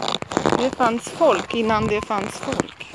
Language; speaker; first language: Swedish; non-native, fluent; Latvian